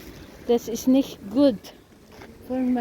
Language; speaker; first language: German; non-native, learner; Filipino